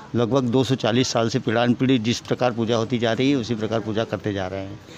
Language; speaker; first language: Hindi; native; Hindi